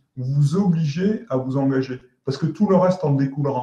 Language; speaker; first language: French; native; French